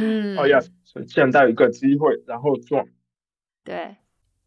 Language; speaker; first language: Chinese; non-native, learner; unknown